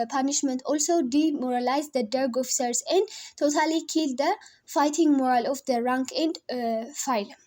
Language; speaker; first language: English; non-native, local second language; Amharic